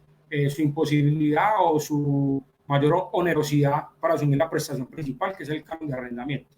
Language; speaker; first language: Spanish; native; Spanish